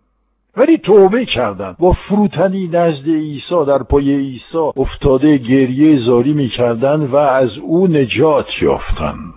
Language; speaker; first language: Persian; non-native, fluent; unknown